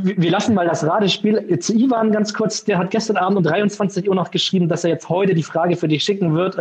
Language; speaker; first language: German; native; German